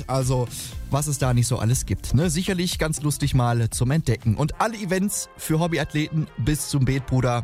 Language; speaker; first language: German; native; German